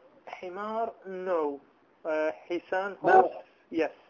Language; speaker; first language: Arabic; non-native, learner; English